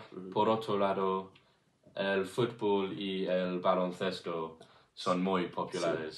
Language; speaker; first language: Spanish; non-native, learner; English